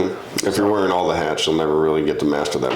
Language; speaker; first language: English; native; English